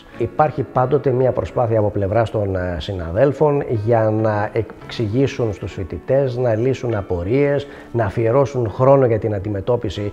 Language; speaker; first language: Greek; native; Greek